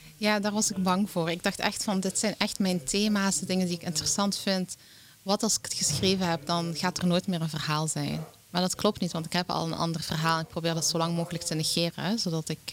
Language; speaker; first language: Dutch; early bilingual, other home language; Arabic